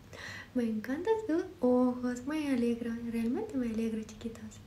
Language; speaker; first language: Spanish; non-native, learner; Ukrainian